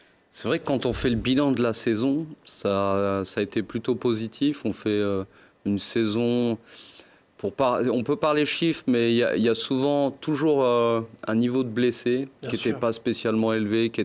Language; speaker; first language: French; native; French